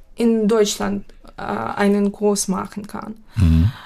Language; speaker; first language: German; non-native, fluent; Ukrainian